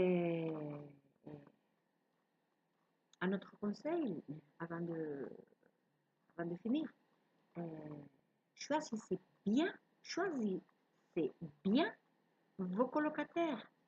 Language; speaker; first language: French; non-native, learner; Spanish